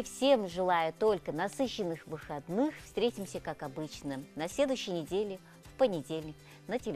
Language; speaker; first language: Russian; native; Russian